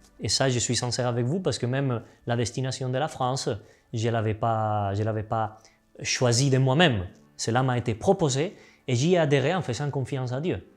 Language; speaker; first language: French; non-native, fluent; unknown